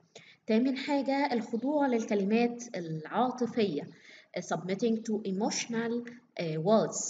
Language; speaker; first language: Arabic; native; Arabic